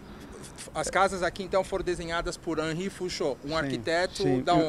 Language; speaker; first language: Portuguese; native; Portuguese